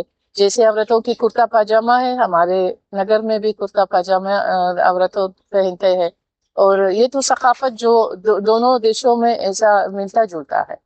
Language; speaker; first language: Hindi; non-native, fluent; Tajik